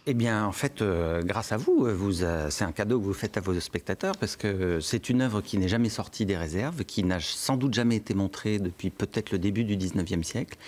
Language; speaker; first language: French; native; French